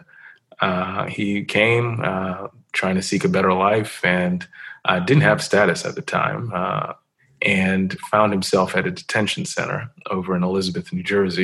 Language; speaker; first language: English; native; English